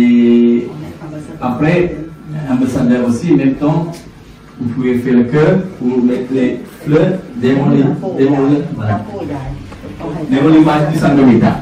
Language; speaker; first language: French; non-native, learner; Sinhala